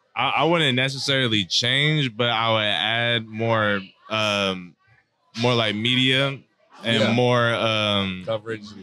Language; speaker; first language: English; native; English